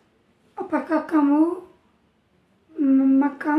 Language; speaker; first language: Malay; non-native, learner; Turkish